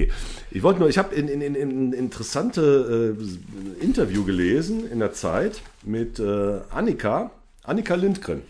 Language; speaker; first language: German; native; German